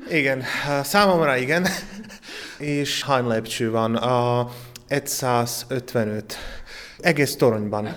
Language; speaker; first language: Hungarian; non-native, learner; Slovak